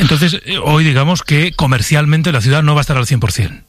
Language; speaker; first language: Spanish; native; Spanish